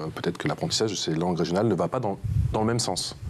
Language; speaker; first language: French; native; French